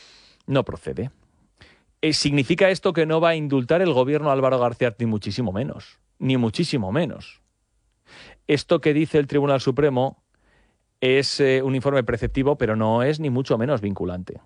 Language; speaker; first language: Spanish; native; Spanish